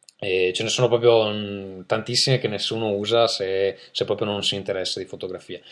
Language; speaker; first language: Italian; native; Italian